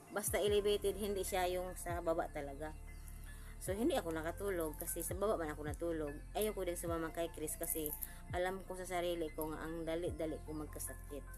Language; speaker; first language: Filipino; non-native, local second language; Cebuano